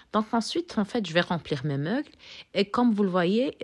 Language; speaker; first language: French; non-native, local second language; Arabic